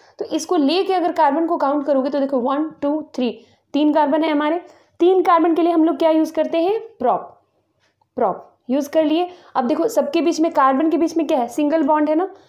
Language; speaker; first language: Hindi; native; Hindi